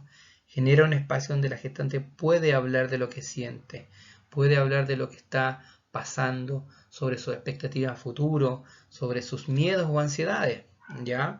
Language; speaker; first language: Spanish; native; Spanish